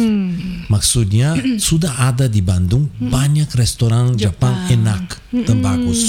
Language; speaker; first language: Indonesian; non-native, fluent; Portuguese